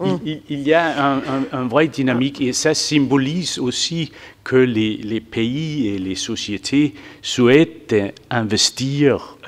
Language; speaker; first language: French; non-native, fluent; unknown